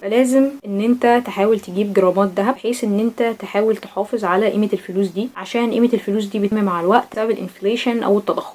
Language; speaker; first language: Arabic; native; Arabic